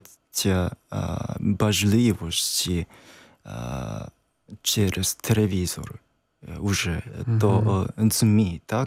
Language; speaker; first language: Ukrainian; non-native, learner; Japanese